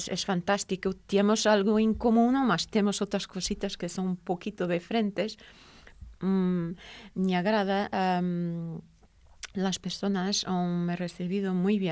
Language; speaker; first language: Spanish; non-native, fluent; Portuguese